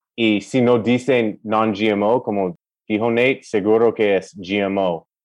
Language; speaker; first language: Spanish; non-native, fluent; English